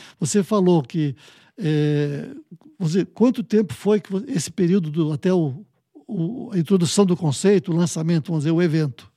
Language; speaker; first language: Portuguese; native; Portuguese